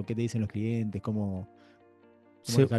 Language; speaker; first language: Spanish; native; Spanish